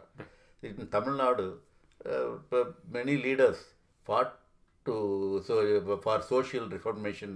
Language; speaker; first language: English; non-native, local second language; Tamil